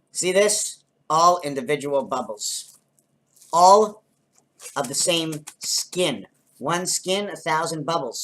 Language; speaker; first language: English; native; English